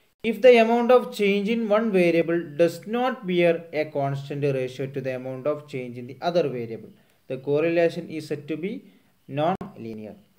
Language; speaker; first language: English; non-native, local second language; Malayalam